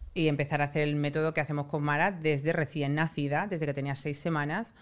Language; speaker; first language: Spanish; native; Spanish